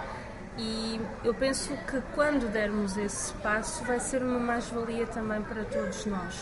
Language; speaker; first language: Portuguese; native; Portuguese